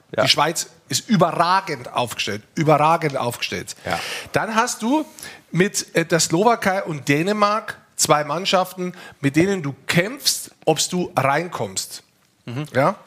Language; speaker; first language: German; native; German